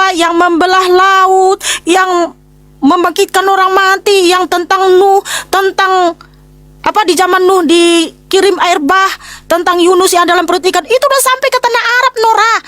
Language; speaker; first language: Indonesian; native; Indonesian